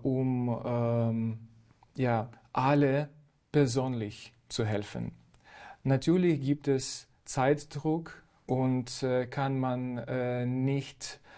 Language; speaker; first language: German; non-native, fluent; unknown